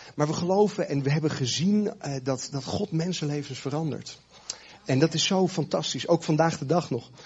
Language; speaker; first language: Dutch; early bilingual, heritage; Dutch